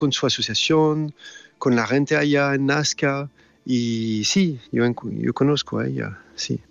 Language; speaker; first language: Spanish; non-native, fluent; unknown